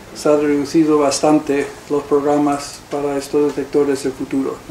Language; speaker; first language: Spanish; early bilingual, heritage; Spanish